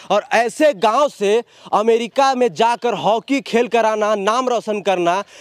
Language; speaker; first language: Hindi; native; Hindi